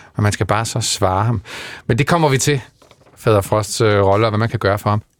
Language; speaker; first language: Danish; native; Danish